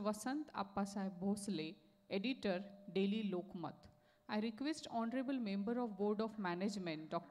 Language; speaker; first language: English; non-native, local second language; Marathi